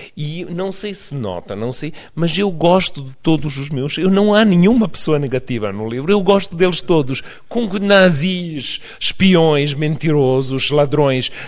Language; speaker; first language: Portuguese; non-native, fluent; Serbian